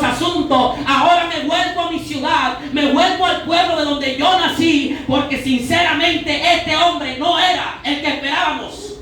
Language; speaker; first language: Spanish; native; Spanish